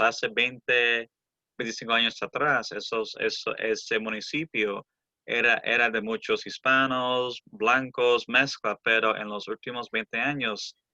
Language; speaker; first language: Spanish; early bilingual, heritage; English